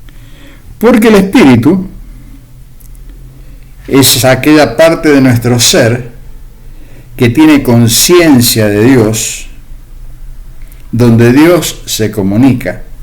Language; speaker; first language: Spanish; native; Spanish